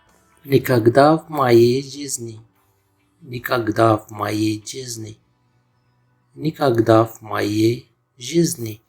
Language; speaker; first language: Russian; non-native, fluent; Arabic